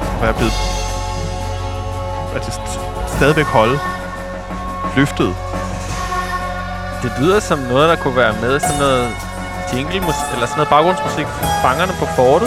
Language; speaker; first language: Danish; native; Danish